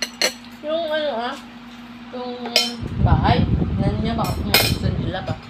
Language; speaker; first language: Filipino; non-native, local second language; Hiligaynon